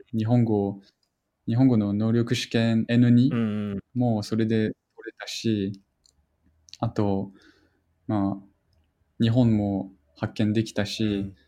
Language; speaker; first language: Japanese; non-native, fluent; French